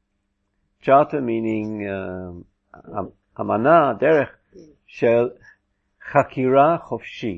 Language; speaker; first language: Hebrew; non-native, fluent; English